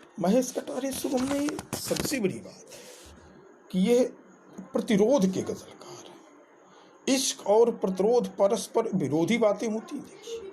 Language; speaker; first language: Hindi; native; Hindi